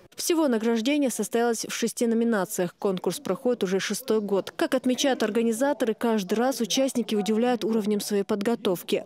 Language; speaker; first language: Russian; non-native, local second language; Chechen